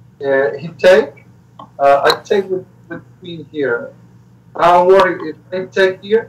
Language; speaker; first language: English; non-native, learner; Spanish